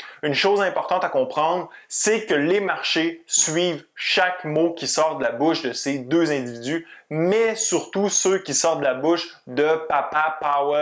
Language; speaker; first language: French; native; French